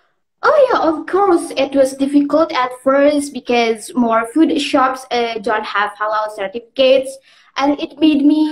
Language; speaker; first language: English; non-native, learner; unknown